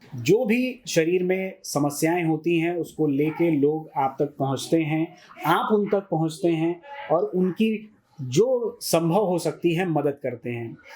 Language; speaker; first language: Hindi; native; Hindi